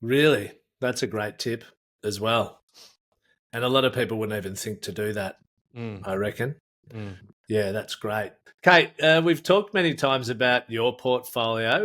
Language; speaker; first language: English; native; English